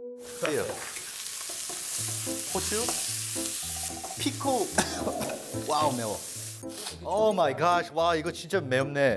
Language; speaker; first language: Korean; early bilingual, heritage; Korean